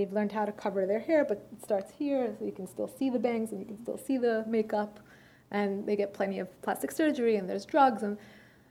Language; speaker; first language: English; early bilingual, other home language; Persian